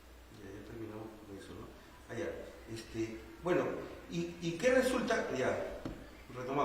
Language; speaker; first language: Spanish; native; Spanish